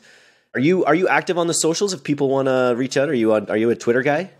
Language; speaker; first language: English; native; English